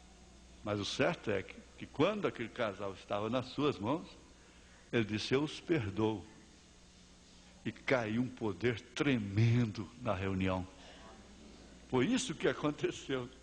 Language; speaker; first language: Portuguese; native; Portuguese